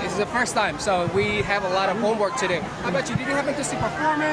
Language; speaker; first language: English; non-native, fluent; Indonesian